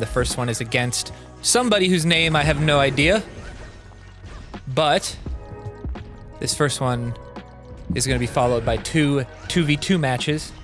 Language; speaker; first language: English; native; English